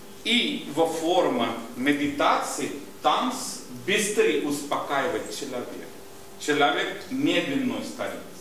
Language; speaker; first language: Russian; non-native, learner; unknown